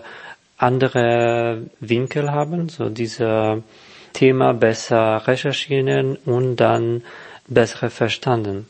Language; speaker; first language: German; non-native, learner; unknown